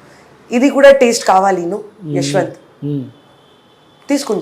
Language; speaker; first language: Telugu; non-native, learner; Hindi